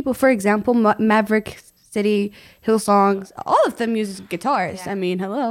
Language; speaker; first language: English; non-native, fluent; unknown